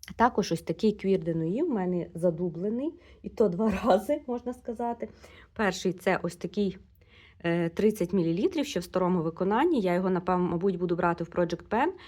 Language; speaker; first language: Ukrainian; non-native, local second language; Russian